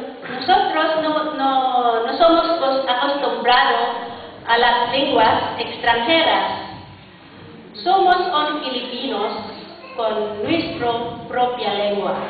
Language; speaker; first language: Spanish; non-native, learner; Filipino